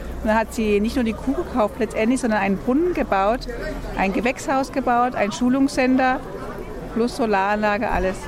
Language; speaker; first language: German; native; German